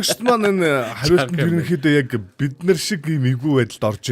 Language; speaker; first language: Mongolian; native; Mongolian